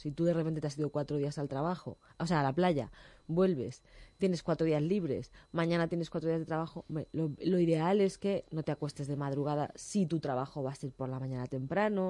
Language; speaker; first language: Spanish; native; Spanish